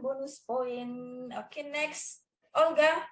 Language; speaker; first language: English; non-native, learner; Indonesian